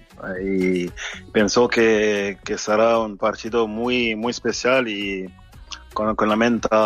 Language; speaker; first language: Spanish; non-native, fluent; French